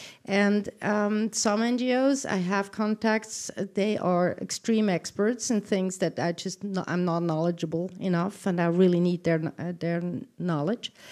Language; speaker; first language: English; non-native, fluent; German